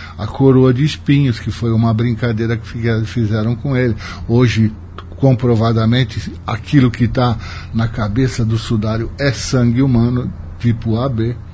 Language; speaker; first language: Portuguese; native; Portuguese